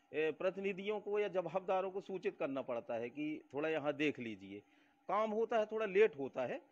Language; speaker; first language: Hindi; native; Hindi